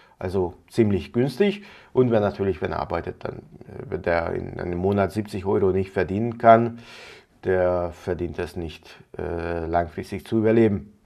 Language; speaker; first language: German; non-native, fluent; Hungarian